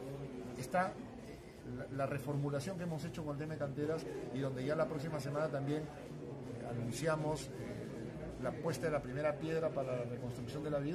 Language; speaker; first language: Spanish; native; Spanish